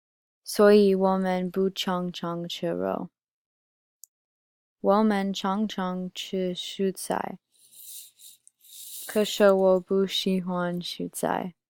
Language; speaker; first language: Chinese; non-native, learner; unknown